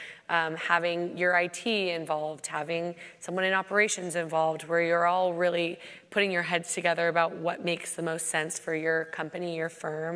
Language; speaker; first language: English; native; English